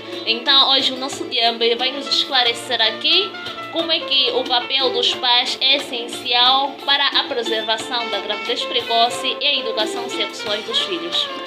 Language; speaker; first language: Portuguese; native; Portuguese